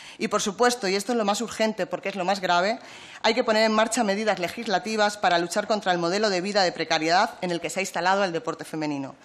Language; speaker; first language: Spanish; native; Spanish